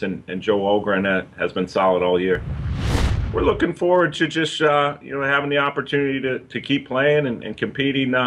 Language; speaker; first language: English; native; English